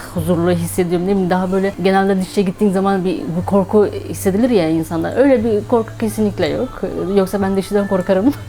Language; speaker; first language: Turkish; non-native, fluent; Turkmen